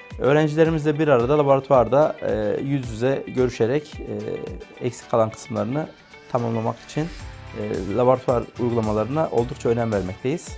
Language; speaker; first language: Turkish; native; Turkish